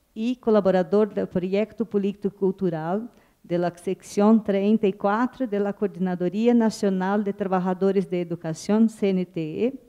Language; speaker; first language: Portuguese; native; Portuguese